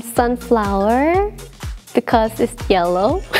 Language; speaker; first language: English; non-native, fluent; Thai